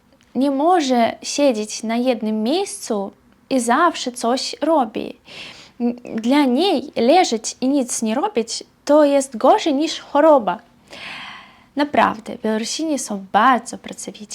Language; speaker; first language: Polish; non-native, fluent; Belarusian